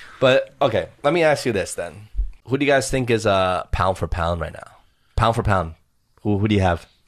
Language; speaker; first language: English; early bilingual, other home language; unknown